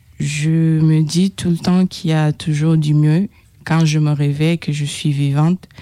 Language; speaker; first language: French; non-native, local second language; Kinyarwanda